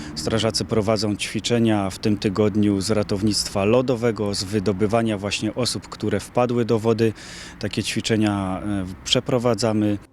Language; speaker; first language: Polish; native; Polish